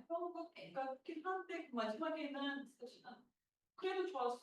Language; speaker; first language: Korean; non-native, fluent; Turkish